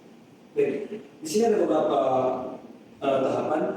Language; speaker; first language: Indonesian; native; Indonesian